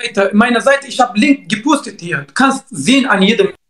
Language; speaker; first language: German; non-native, learner; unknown